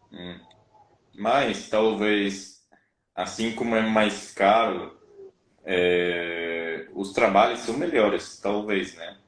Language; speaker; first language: Portuguese; non-native, learner; Spanish